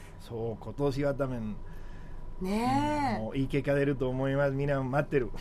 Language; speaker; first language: Japanese; non-native, fluent; Spanish